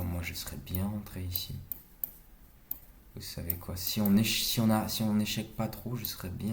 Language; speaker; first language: French; native; French